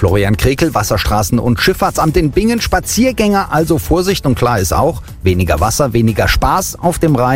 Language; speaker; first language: German; native; German